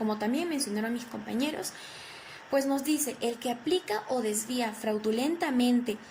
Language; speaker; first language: Spanish; native; Spanish